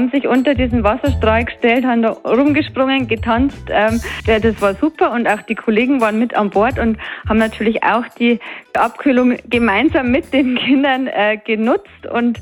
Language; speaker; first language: German; native; German